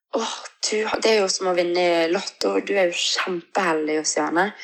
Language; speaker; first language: Norwegian; early bilingual, other home language; Portuguese